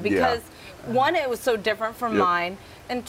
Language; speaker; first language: English; native; English